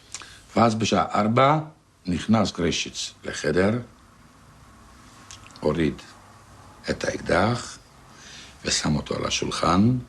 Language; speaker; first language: Hebrew; non-native, fluent; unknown